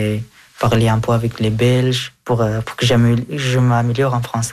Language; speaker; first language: French; early bilingual, other home language; Persian